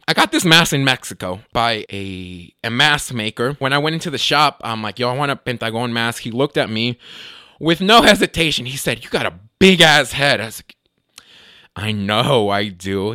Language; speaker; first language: English; early bilingual, other home language; Spanish